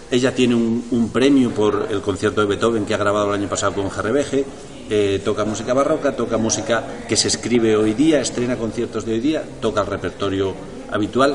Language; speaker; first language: Spanish; native; Spanish